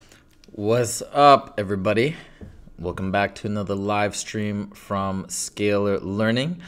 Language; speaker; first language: English; native; English